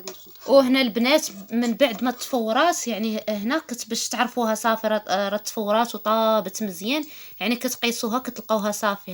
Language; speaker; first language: Arabic; native; Arabic